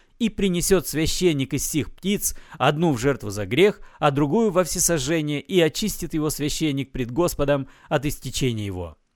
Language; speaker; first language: Russian; native; Russian